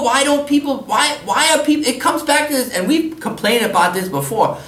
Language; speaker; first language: English; early bilingual, other home language; German